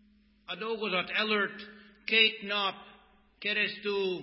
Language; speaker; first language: Hungarian; non-native, fluent; English